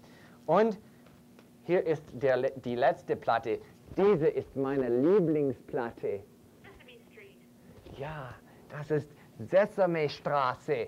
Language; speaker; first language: German; non-native, fluent; English